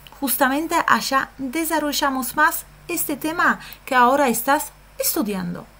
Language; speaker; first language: Spanish; non-native, fluent; Polish